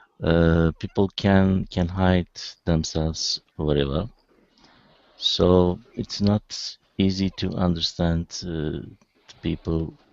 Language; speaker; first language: English; non-native, learner; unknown